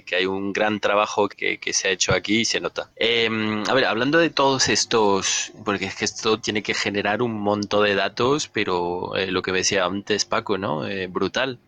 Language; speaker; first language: Spanish; non-native, fluent; French